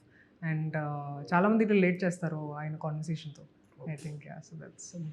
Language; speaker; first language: Telugu; non-native, local second language; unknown